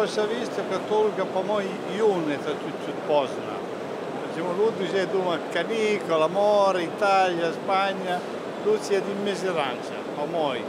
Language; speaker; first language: Russian; non-native, learner; Italian